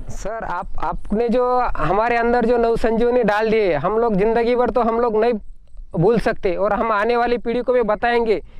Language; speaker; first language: Hindi; non-native, local second language; Marathi